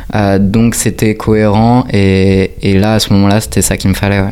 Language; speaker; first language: French; native; French